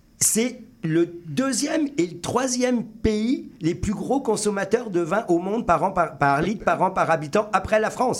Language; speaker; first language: French; native; French